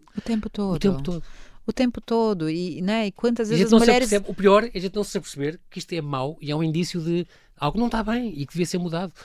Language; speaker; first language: Portuguese; native; Portuguese